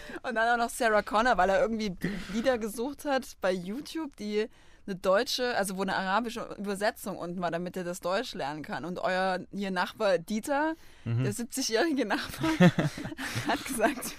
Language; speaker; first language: German; native; German